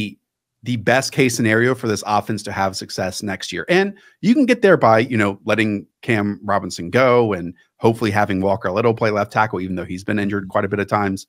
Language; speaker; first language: English; native; English